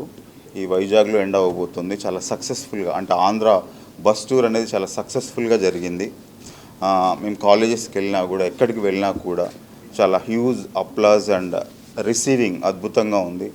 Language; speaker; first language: Telugu; native; Telugu